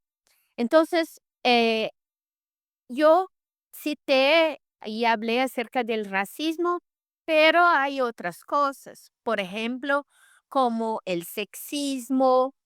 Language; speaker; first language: Spanish; non-native, fluent; Portuguese